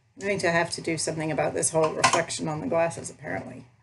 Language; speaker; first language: English; native; English